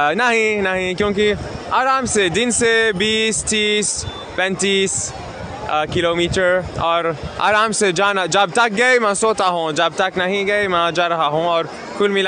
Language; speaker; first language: Hindi; non-native, learner; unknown